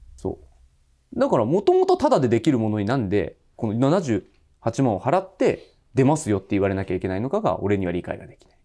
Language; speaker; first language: Japanese; native; Japanese